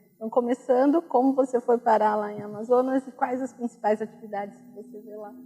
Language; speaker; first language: Portuguese; native; Portuguese